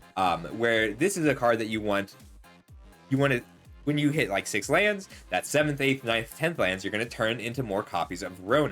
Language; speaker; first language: English; native; English